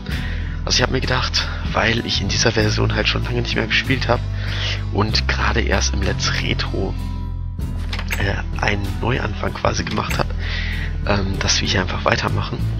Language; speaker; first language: German; native; German